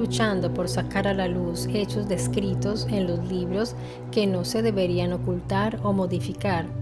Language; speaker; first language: Spanish; non-native, fluent; Italian